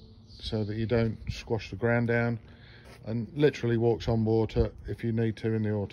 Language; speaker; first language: English; native; English